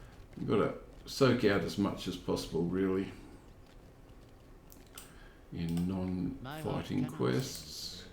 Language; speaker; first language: English; native; English